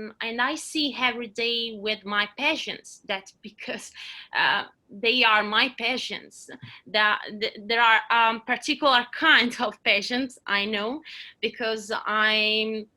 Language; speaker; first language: English; non-native, learner; Italian